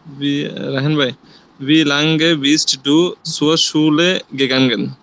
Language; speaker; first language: German; non-native, learner; Bangla